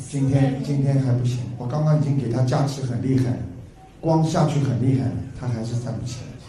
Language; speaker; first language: Chinese; native; Chinese